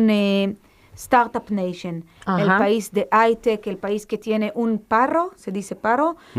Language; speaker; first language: Spanish; non-native, fluent; Hebrew